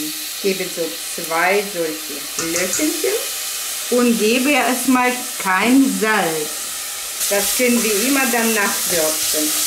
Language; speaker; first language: German; non-native, fluent; Russian